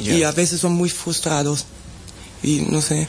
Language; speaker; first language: Spanish; non-native, fluent; German